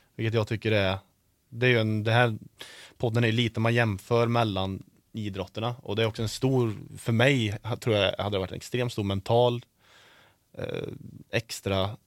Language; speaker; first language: Swedish; native; Swedish